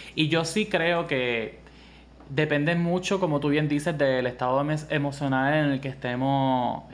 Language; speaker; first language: Spanish; native; Spanish